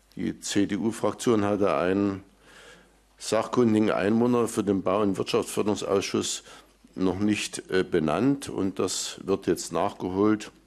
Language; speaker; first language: German; native; German